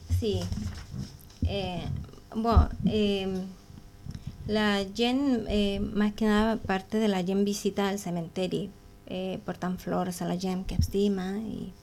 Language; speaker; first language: Catalan; non-native, learner; Spanish